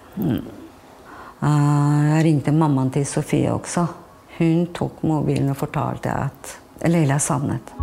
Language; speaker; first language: Norwegian; non-native, fluent; Albanian